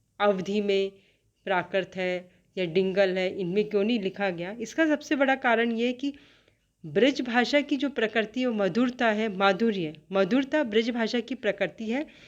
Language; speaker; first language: Hindi; native; Hindi